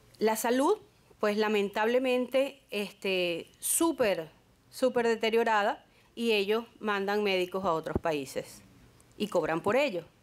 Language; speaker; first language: Spanish; native; Spanish